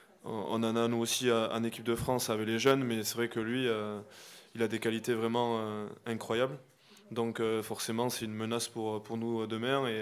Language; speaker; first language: French; native; French